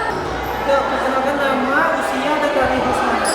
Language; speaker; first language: Indonesian; native; Indonesian